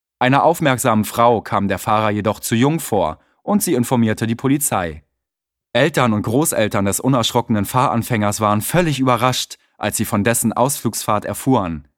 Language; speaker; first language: German; native; German